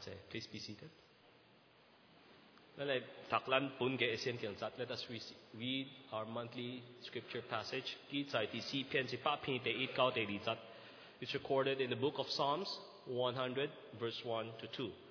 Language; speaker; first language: English; non-native, local second language; Min Nan Chinese